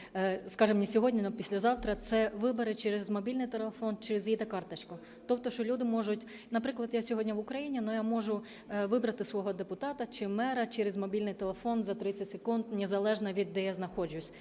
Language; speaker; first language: Ukrainian; non-native, learner; Estonian